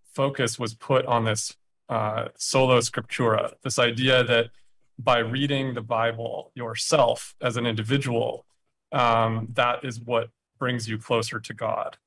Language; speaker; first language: English; native; English